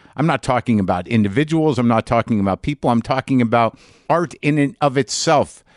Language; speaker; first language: English; native; English